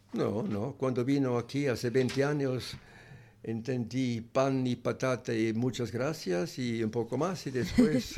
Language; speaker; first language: Spanish; non-native, learner; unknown